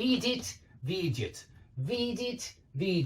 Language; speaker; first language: Russian; non-native, learner; English